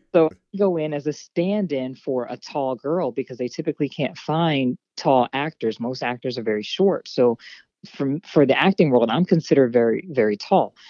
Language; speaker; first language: English; native; English